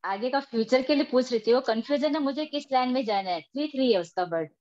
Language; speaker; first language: Hindi; non-native, local second language; Gujarati